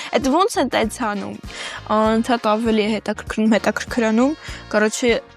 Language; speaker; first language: Armenian; early bilingual, heritage; Armenian